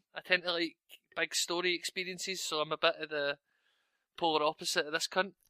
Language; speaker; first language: English; native; English